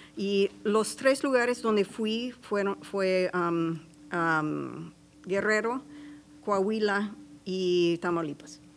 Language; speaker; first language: Spanish; non-native, fluent; English